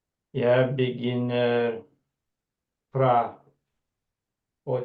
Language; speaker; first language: Norwegian; non-native, learner; Lithuanian